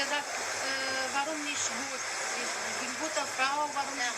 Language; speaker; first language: German; non-native, learner; Romanian